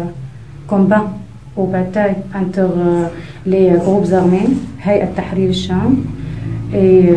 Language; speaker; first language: French; non-native, fluent; Arabic